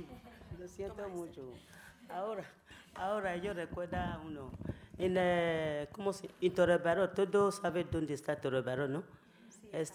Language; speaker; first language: Spanish; non-native, learner; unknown